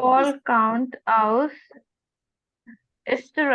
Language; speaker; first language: German; non-native, learner; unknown